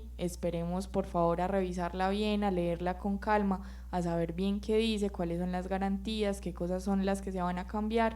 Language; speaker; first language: Spanish; native; Spanish